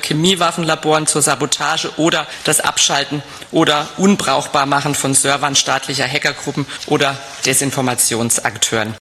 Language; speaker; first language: German; native; German